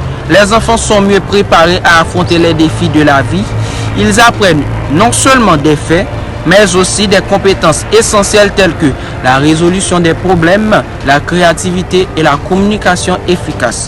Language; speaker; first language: French; non-native, local second language; Haitian Creole